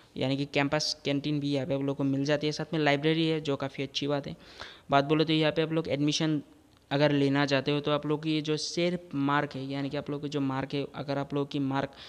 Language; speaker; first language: Hindi; non-native, local second language; Assamese